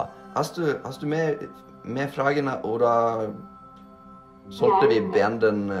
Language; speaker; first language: German; non-native, learner; Norwegian